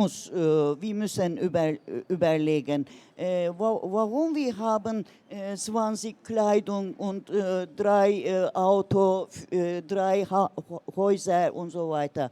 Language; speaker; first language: German; non-native, learner; Turkish